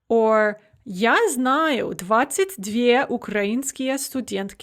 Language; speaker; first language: Russian; non-native, fluent; English